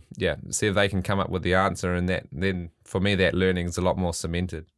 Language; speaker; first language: English; native; English